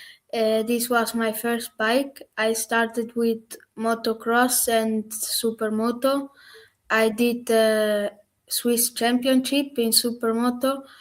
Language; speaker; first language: English; non-native, learner; German